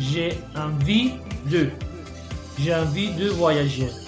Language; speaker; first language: French; non-native, fluent; Spanish